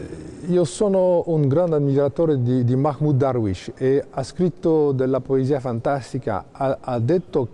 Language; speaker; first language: Italian; non-native, fluent; French